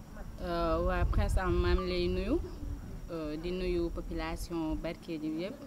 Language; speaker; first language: French; non-native, local second language; Wolof